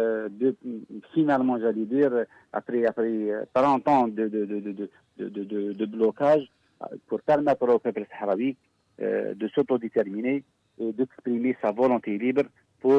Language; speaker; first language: French; non-native, local second language; Arabic